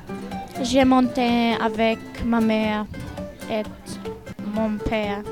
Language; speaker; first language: French; non-native, learner; English